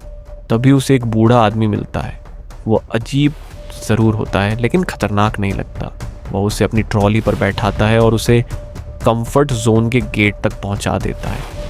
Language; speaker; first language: Hindi; native; Hindi